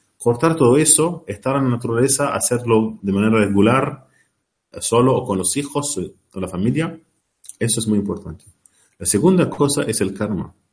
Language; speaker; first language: Spanish; non-native, learner; Arabic